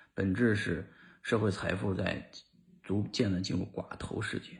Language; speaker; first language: Chinese; native; Chinese